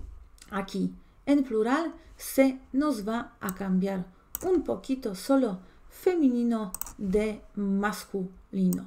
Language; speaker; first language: Spanish; non-native, fluent; Polish